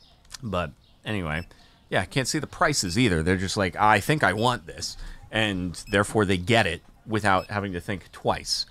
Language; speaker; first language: English; native; English